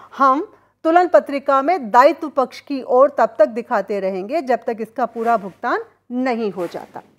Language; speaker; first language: Hindi; native; Hindi